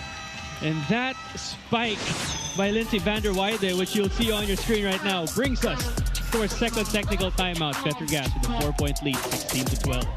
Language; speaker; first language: English; non-native, local second language; Filipino